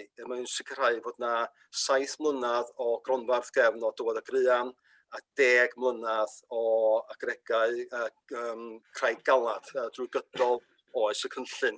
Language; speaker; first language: Welsh; native; Welsh